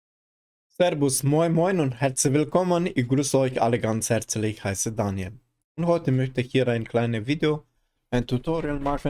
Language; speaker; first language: German; non-native, learner; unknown